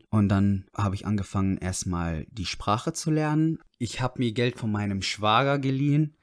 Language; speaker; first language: German; non-native, fluent; Arabic